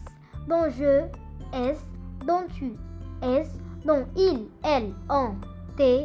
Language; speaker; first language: French; non-native, fluent; Arabic